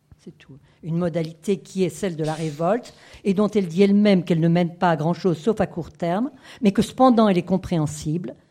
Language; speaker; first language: French; native; French